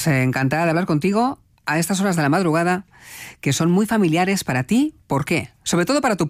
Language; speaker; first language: Spanish; native; Spanish